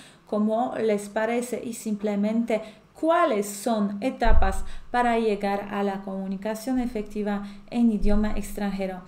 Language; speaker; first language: Spanish; non-native, fluent; Polish